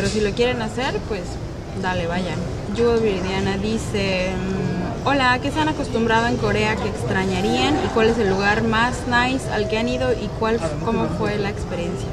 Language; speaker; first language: Spanish; native; Spanish